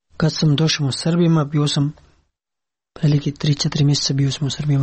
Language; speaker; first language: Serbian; non-native, learner; Pashto